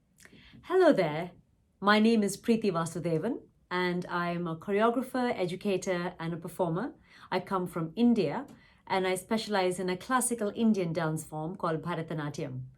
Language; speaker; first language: English; non-native, local second language; Tamil